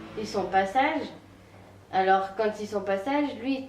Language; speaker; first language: French; native; French